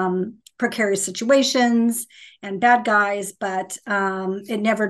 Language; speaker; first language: English; native; English